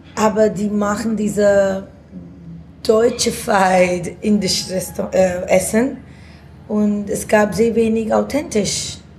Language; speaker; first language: German; non-native, fluent; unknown